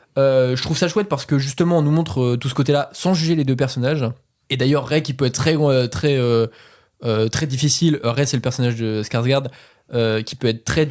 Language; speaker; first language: French; native; French